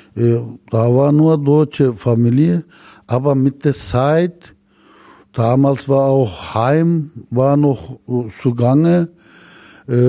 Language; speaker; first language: German; non-native, fluent; Turkish